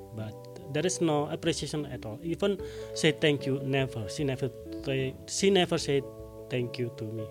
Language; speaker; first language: English; non-native, learner; Indonesian